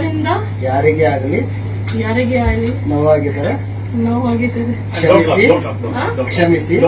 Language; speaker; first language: Kannada; non-native, learner; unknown